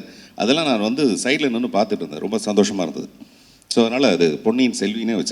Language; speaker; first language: Tamil; native; Tamil